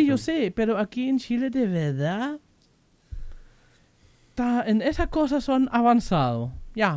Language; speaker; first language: Spanish; non-native, fluent; German